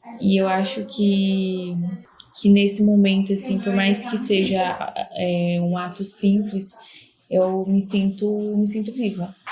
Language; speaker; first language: Portuguese; native; Portuguese